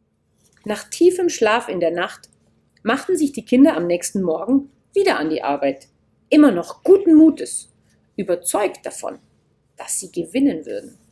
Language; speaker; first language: German; native; German